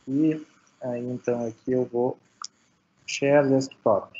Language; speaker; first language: Portuguese; native; Portuguese